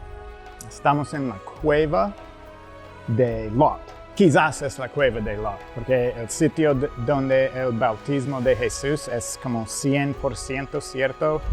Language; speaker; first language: Spanish; non-native, fluent; English